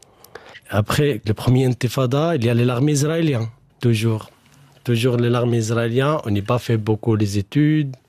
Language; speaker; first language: French; non-native, learner; Arabic